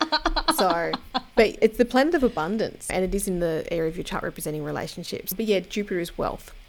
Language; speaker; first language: English; native; English